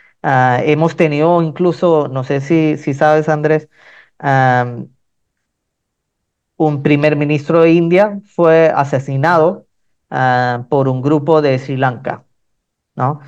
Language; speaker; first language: Spanish; non-native, fluent; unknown